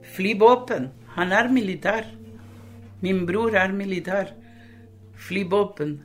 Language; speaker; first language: Norwegian; non-native, fluent; Spanish